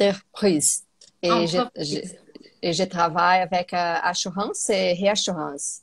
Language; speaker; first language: French; non-native, learner; Portuguese